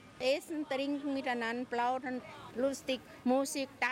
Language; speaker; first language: German; non-native, learner; Thai